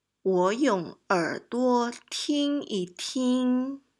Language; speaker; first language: Chinese; non-native, local second language; Malay